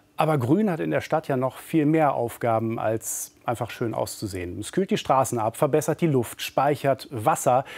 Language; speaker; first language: German; native; German